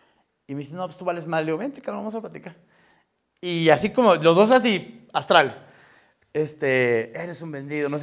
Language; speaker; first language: Spanish; native; Spanish